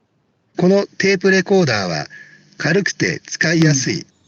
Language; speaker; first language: Japanese; non-native, learner; Indonesian